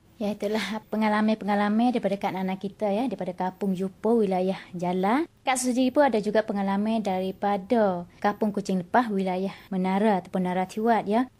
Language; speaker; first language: Malay; native; Malay